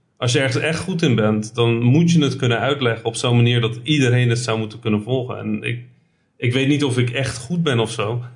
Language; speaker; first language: Dutch; early bilingual, other home language; Arabic